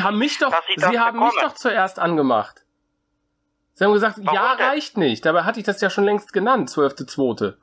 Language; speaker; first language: German; native; German